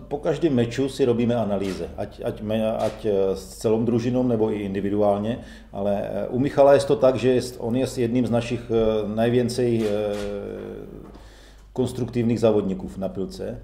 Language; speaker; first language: Polish; non-native, learner; Czech